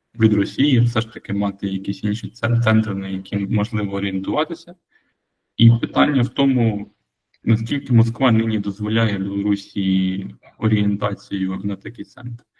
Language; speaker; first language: Ukrainian; native; Ukrainian